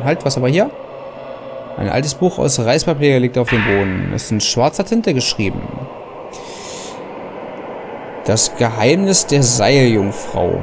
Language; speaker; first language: German; native; German